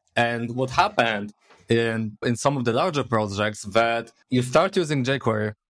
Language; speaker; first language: English; non-native, fluent; Polish